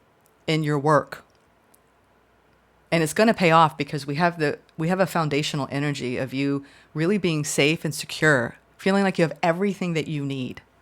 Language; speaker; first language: English; native; English